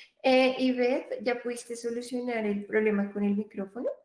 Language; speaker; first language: Spanish; native; Spanish